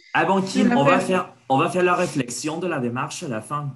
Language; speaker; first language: French; non-native, fluent; Spanish